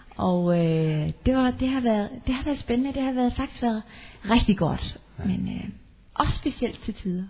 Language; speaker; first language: Danish; native; Danish